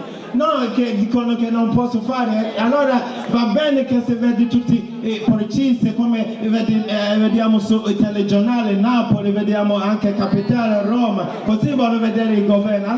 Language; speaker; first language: Italian; non-native, learner; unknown